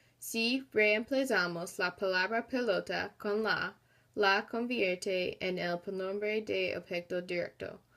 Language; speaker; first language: Spanish; non-native, learner; English